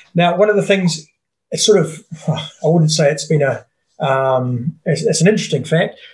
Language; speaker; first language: English; native; English